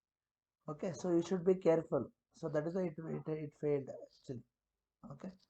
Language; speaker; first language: English; non-native, local second language; Kannada